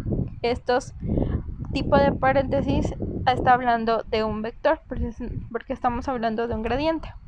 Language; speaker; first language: Spanish; native; Spanish